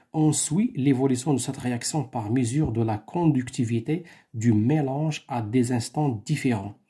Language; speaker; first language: French; non-native, local second language; Arabic